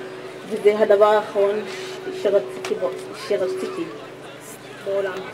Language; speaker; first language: Hebrew; early bilingual, other home language; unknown